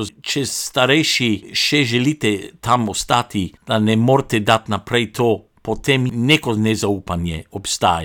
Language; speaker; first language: Slovenian; non-native, local second language; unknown